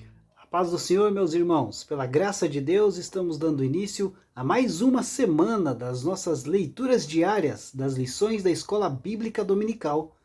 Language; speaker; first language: Portuguese; native; Portuguese